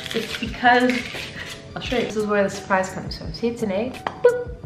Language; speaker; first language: English; native; English